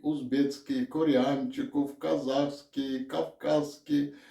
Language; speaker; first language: Polish; non-native, learner; Russian